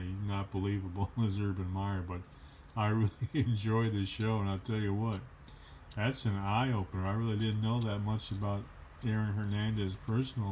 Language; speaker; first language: English; native; English